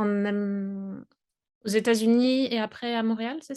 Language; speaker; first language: French; native; French